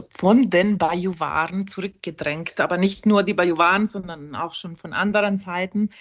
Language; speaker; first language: German; non-native, local second language; Ladin